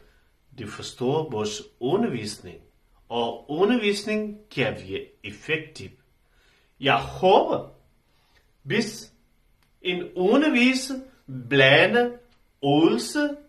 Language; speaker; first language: Danish; non-native, learner; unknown